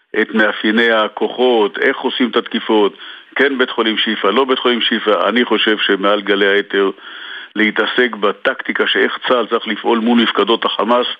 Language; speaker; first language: Hebrew; native; Hebrew